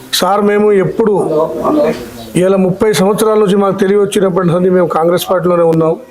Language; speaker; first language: Telugu; non-native, local second language; Lambadi